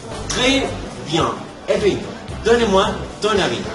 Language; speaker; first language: French; non-native, learner; Spanish